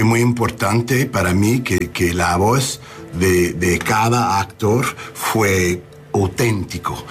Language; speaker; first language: Spanish; non-native, learner; English